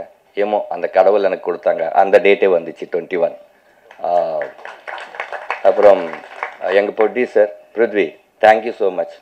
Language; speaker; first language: Tamil; non-native, local second language; Telugu